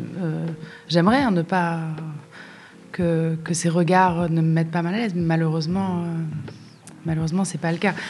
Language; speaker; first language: French; non-native, local second language; Arabic